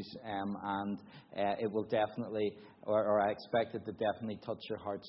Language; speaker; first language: English; native; English